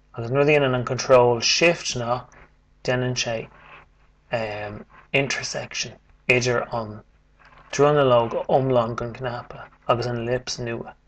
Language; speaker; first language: Irish; native; Irish